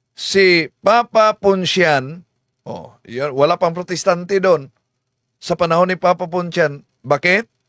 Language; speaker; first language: Filipino; non-native, local second language; Cebuano